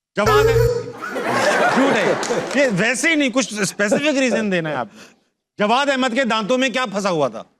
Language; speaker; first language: Urdu; native; Urdu